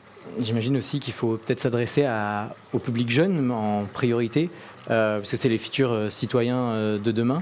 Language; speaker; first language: French; native; French